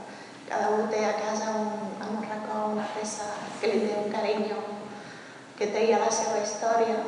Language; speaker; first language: Catalan; early bilingual, heritage; Catalan